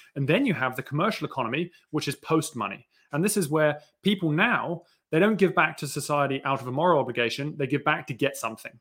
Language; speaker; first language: English; native; English